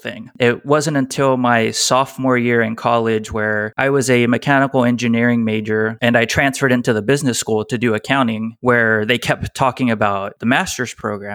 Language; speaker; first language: English; native; English